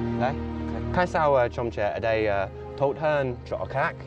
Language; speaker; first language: Vietnamese; non-native, learner; English